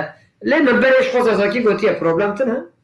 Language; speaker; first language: Kurdish; non-native, local second language; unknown